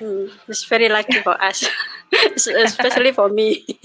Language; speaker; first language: English; non-native, learner; Indonesian